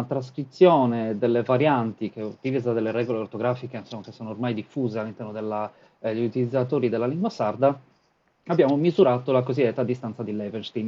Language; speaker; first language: Italian; native; Italian